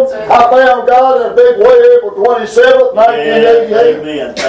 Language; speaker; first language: English; native; English